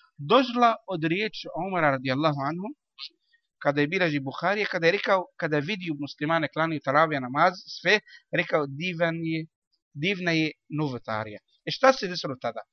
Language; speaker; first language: Bosnian; non-native, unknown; Arabic